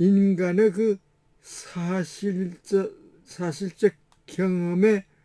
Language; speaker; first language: Korean; native; Korean